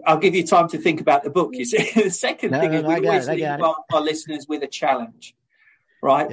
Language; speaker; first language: English; native; English